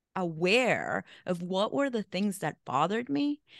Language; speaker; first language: English; non-native, fluent; Spanish